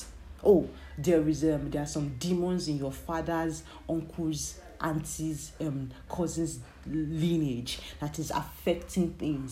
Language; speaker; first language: English; non-native, local second language; Yoruba